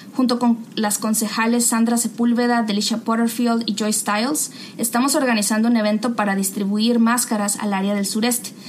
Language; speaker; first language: Spanish; native; Spanish